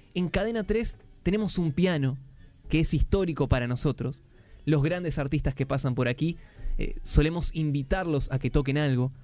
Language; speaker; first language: Spanish; native; Spanish